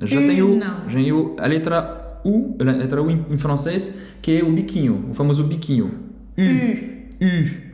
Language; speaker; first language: Portuguese; non-native, fluent; French